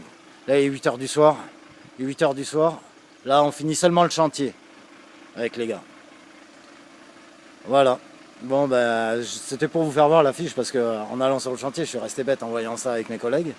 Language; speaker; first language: French; native; French